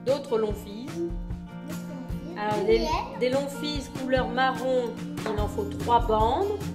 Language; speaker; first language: French; native; French